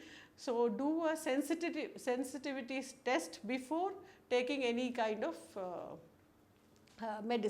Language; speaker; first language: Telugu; non-native, local second language; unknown